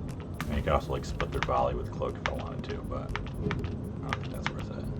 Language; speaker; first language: English; native; English